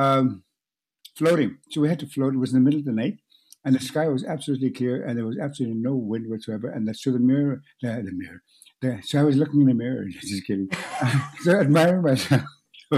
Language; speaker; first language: English; non-native, fluent; Cree